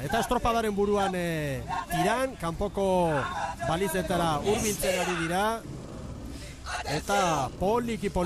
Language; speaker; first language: Basque; native; Basque